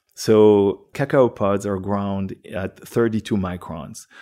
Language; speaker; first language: English; non-native, fluent; French